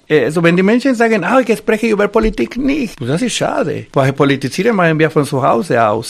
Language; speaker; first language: German; non-native, fluent; Spanish